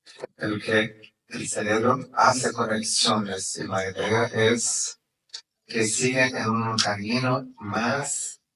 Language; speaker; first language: Spanish; non-native, fluent; Portuguese